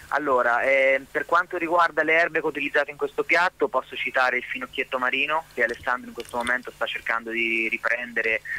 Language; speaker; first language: Italian; native; Italian